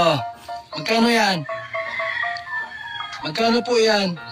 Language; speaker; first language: Filipino; non-native, local second language; Bikol